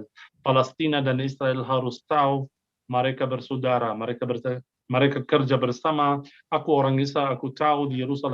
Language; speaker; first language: Indonesian; non-native, fluent; Arabic